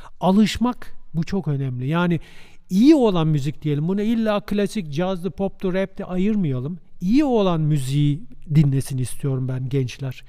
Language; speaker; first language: Turkish; native; Turkish